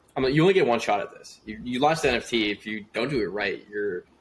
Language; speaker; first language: English; native; English